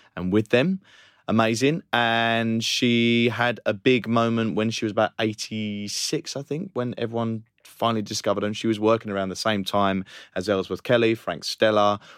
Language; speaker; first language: English; native; English